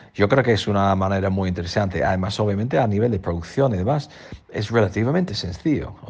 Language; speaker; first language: Spanish; non-native, fluent; English